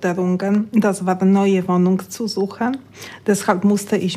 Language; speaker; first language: German; non-native, learner; Polish